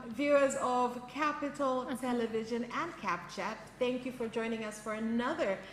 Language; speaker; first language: English; non-native, local second language; Swahili